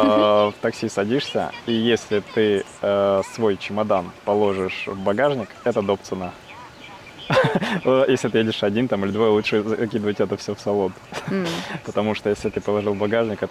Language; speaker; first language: Russian; native; Russian